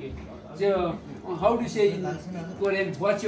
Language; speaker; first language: English; non-native, learner; Nepali